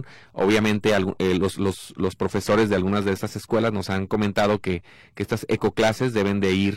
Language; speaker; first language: Spanish; native; Spanish